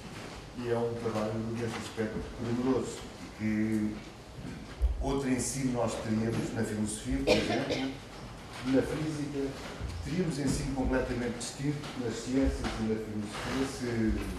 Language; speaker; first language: Portuguese; native; Portuguese